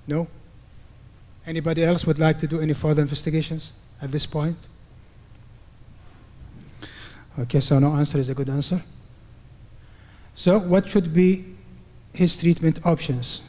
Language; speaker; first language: English; non-native, fluent; Arabic